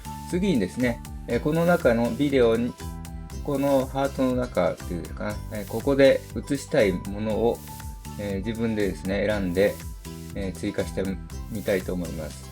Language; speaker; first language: Japanese; native; Japanese